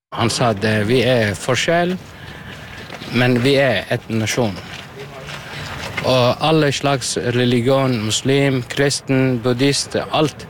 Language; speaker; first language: Norwegian; non-native, learner; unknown